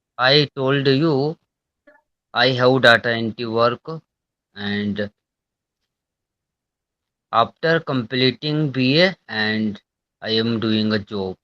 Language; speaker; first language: English; non-native, learner; Hindi